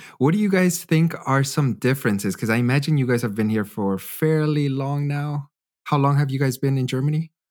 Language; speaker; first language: English; native; English